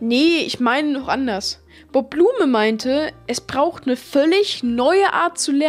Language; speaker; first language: German; native; German